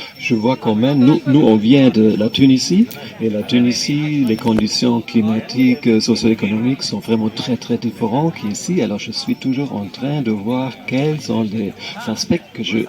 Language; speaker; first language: French; non-native, local second language; Arabic